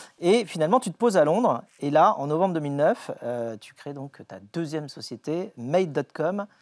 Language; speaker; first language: French; native; French